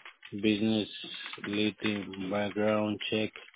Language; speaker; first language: English; non-native, learner; Spanish